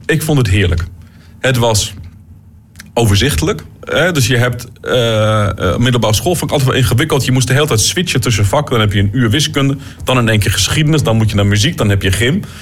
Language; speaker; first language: Dutch; native; Dutch